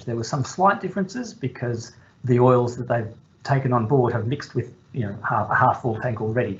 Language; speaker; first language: English; native; English